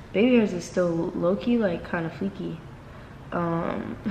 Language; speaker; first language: English; native; English